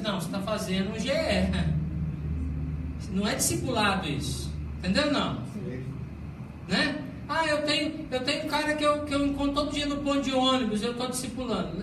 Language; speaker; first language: Portuguese; native; Portuguese